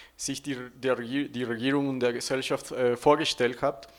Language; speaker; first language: German; non-native, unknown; Spanish